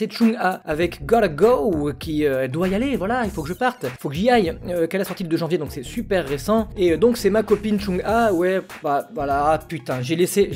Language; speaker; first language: French; native; French